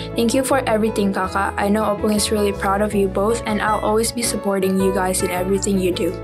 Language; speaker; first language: English; non-native, fluent; Indonesian